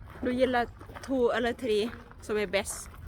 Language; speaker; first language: Swedish; non-native, learner; Thai